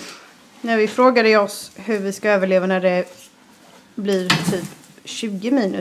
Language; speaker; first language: Swedish; native; Swedish